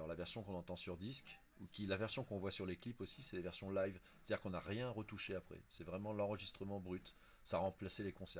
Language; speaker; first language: French; native; French